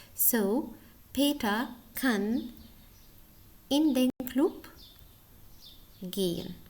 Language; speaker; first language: German; non-native, learner; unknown